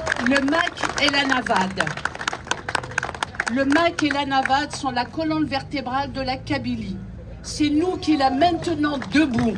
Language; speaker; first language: French; non-native, local second language; Kabyle